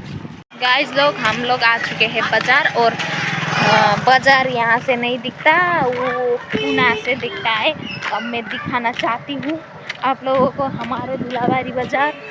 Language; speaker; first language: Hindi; non-native, fluent; Nepali